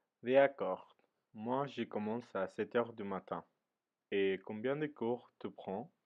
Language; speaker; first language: French; non-native, learner; Spanish